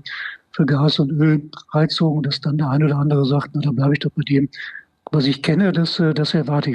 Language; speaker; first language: German; native; German